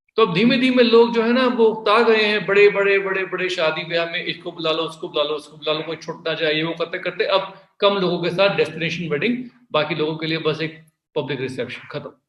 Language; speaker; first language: Hindi; native; Hindi